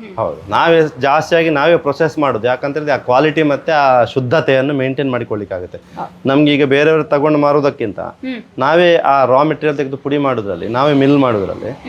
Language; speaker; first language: Kannada; native; Kannada